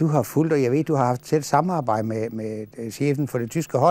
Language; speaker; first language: Danish; native; Danish